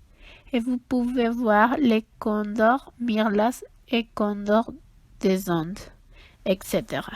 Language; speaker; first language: French; non-native, learner; Spanish